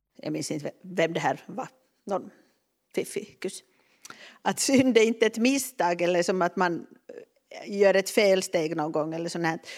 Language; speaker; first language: Swedish; native; Swedish